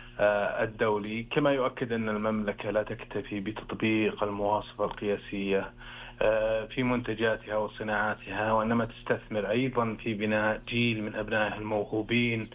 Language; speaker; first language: Arabic; native; Arabic